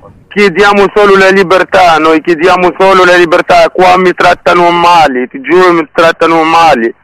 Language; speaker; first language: Italian; non-native, learner; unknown